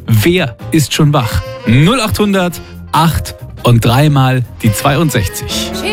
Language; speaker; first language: German; native; German